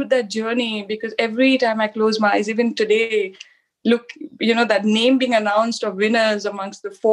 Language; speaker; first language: English; non-native, local second language; Hindi